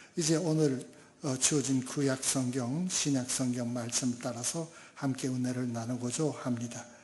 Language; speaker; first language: Korean; early bilingual, heritage; Japanese